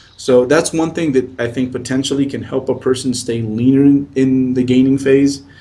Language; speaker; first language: English; native; English